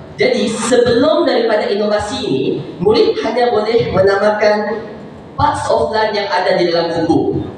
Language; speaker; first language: Malay; native; Malay